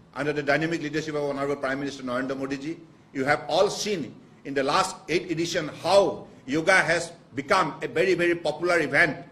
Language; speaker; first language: English; non-native, local second language; Assamese